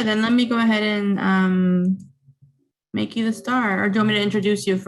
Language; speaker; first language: English; native; English